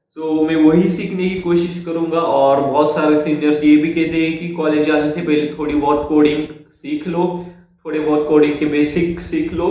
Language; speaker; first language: Hindi; non-native, local second language; Marathi